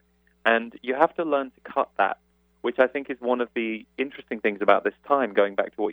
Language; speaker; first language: English; native; English